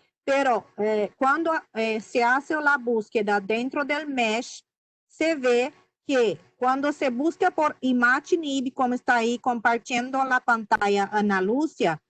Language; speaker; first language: Spanish; non-native, fluent; Portuguese